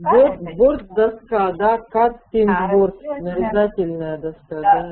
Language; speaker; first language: Russian; native; Russian